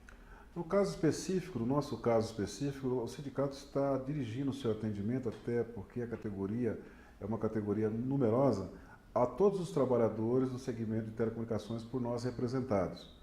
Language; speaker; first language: Portuguese; native; Portuguese